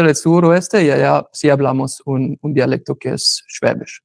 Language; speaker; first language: Spanish; non-native, fluent; German